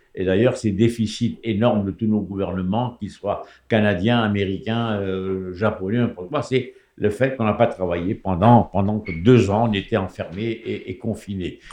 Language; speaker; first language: French; native; French